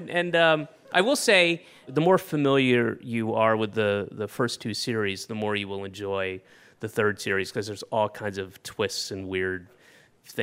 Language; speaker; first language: English; native; English